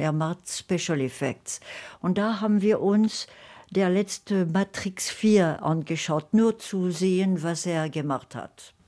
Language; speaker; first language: German; non-native, fluent; French